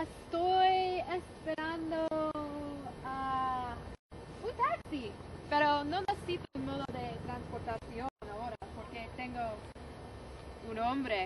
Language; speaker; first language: Spanish; non-native, learner; English